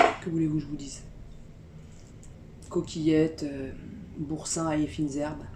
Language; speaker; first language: French; native; French